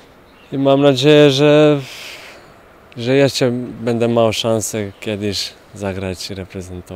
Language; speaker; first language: Polish; non-native, fluent; Bosnian